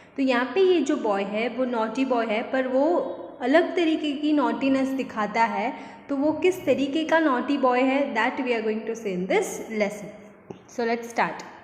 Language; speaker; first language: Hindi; non-native, local second language; Gujarati